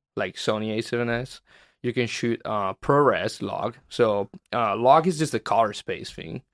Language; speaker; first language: English; non-native, fluent; Italian